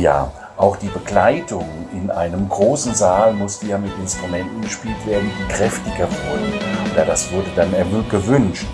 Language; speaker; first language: German; native; German